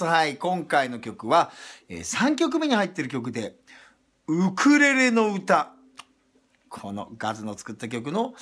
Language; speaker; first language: Japanese; native; Japanese